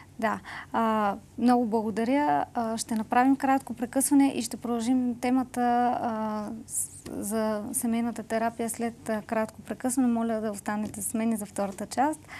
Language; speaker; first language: Bulgarian; native; Bulgarian